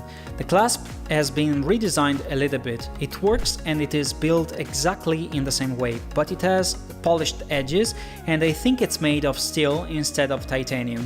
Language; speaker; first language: English; non-native, fluent; Italian